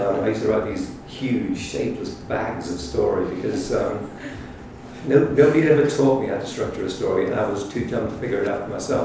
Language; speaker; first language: English; native; English